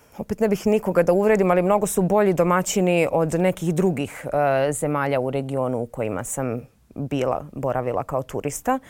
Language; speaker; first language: Serbian; native; Serbian